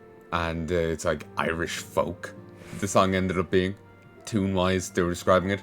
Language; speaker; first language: English; native; English